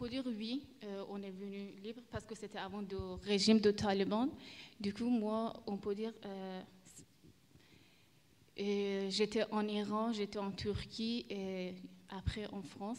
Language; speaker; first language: French; early bilingual, other home language; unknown